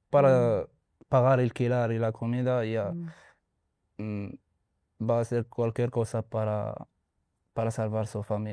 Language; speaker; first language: Spanish; non-native, learner; Arabic